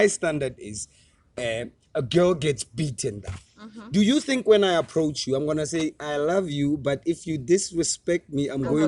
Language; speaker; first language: English; non-native, local second language; Tswana